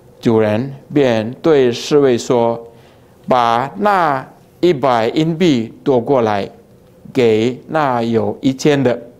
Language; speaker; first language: Chinese; early bilingual, heritage; Chinese